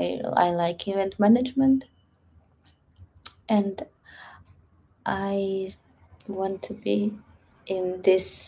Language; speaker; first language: English; non-native, learner; Russian